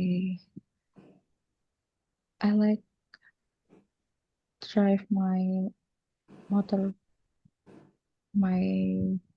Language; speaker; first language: English; non-native, learner; Indonesian